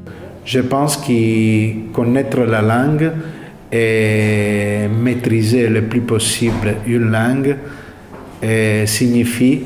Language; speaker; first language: French; non-native, fluent; Italian